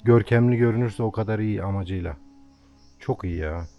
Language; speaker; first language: Turkish; native; Turkish